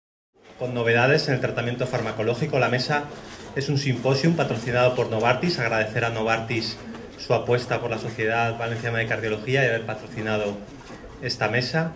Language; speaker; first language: Spanish; native; Spanish